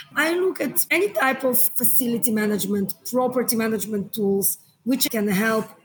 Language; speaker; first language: English; non-native, fluent; Hebrew